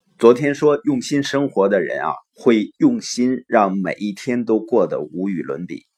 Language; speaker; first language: Chinese; native; Chinese